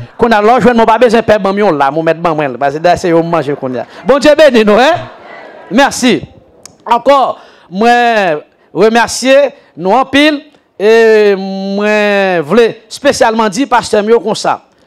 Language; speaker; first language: French; native; French